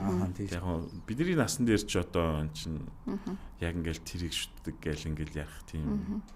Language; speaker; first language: Mongolian; native; Mongolian